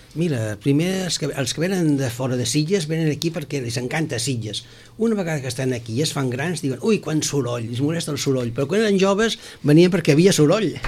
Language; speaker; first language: Catalan; non-native, local second language; Spanish